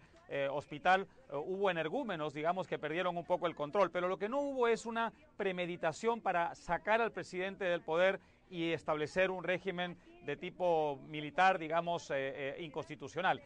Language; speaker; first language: Spanish; native; Spanish